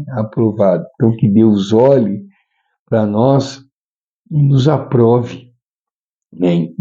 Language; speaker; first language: Portuguese; native; Portuguese